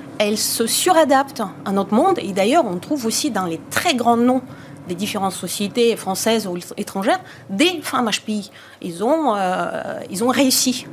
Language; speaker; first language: French; non-native, fluent; Bulgarian